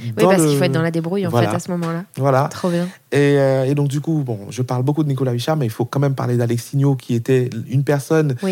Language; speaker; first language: French; non-native, local second language; Haitian Creole